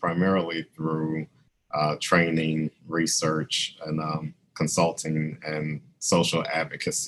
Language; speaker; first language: English; native; English